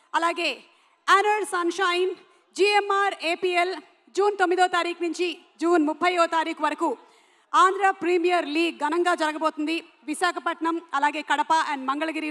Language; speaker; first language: Telugu; native; Telugu